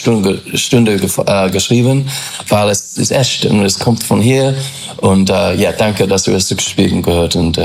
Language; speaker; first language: German; non-native, learner; English